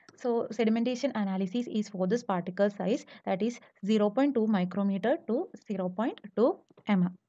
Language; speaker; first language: English; non-native, local second language; Malayalam